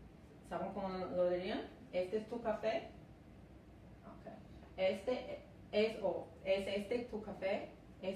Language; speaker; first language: Spanish; non-native, fluent; English